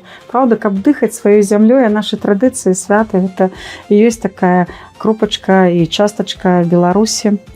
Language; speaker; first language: Belarusian; native; Belarusian